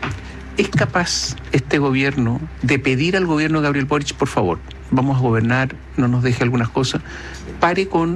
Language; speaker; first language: Spanish; native; Spanish